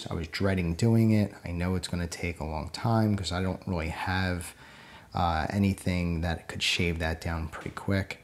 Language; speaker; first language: English; native; English